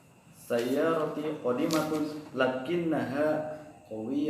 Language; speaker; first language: Arabic; non-native, learner; Indonesian